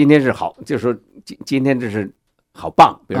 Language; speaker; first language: Chinese; native; Chinese